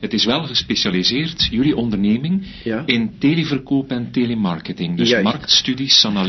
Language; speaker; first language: Dutch; native; Dutch